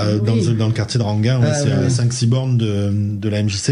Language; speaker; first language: French; native; French